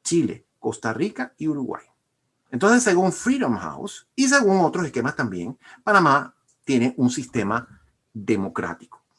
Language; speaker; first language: Spanish; native; Spanish